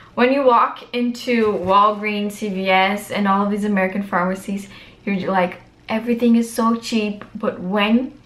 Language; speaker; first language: English; non-native, fluent; Portuguese